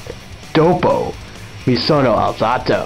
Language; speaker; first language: Italian; non-native, learner; English